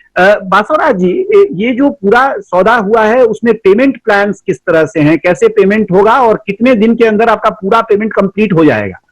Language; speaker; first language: Hindi; native; Hindi